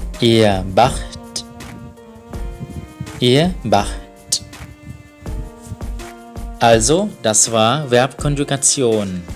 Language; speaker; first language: German; non-native, fluent; Thai